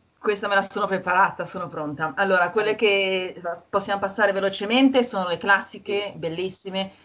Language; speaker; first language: Italian; native; Italian